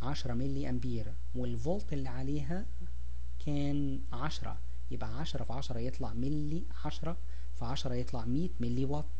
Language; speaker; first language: Arabic; native; Arabic